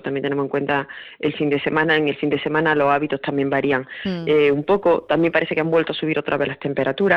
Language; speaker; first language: Spanish; native; Spanish